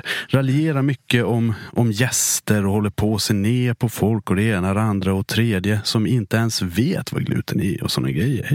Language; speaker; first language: Swedish; native; Swedish